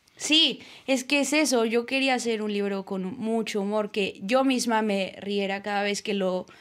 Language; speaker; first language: Spanish; native; Spanish